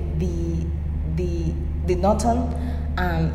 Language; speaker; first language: English; non-native, local second language; Igbo